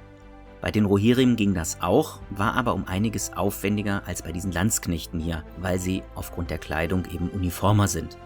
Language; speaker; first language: German; native; German